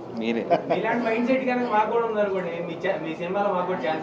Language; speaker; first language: Telugu; native; Telugu